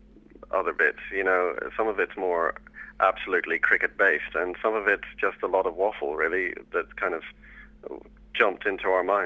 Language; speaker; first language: English; native; English